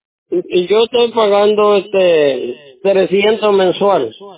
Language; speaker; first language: Spanish; native; Spanish